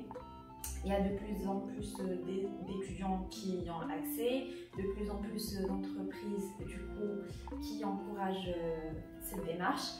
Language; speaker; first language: French; non-native, local second language; Arabic